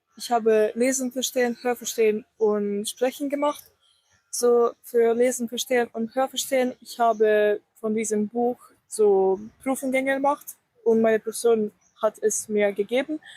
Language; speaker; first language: German; non-native, learner; Croatian